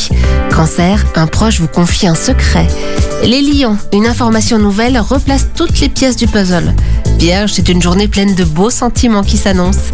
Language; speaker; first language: French; native; French